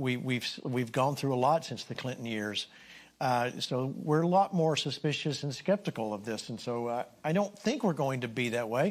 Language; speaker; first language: English; native; English